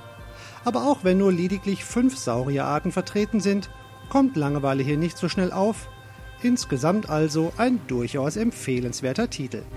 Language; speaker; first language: German; native; German